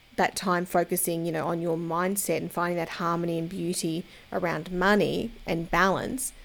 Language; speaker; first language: English; native; English